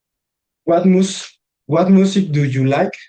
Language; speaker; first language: English; non-native, learner; Spanish